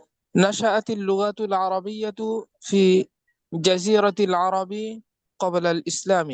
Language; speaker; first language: Arabic; non-native, learner; Bangla